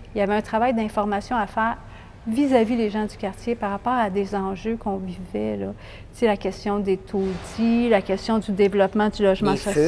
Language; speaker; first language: French; native; French